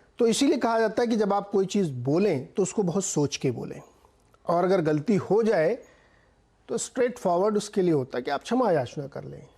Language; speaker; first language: Hindi; native; Hindi